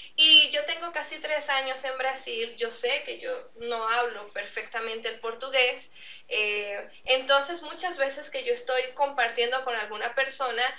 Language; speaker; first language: Spanish; native; Spanish